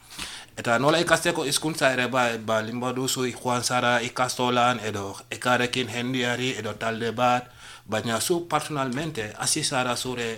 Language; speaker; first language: Basque; non-native, learner; Wolof